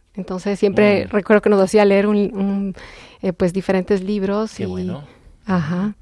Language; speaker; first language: Spanish; native; Spanish